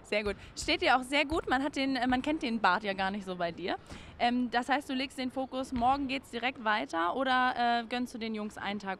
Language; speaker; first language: German; native; German